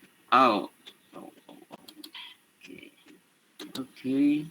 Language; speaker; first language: English; non-native, learner; Indonesian